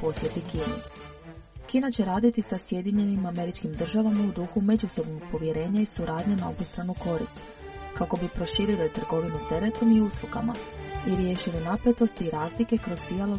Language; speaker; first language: Croatian; native; Croatian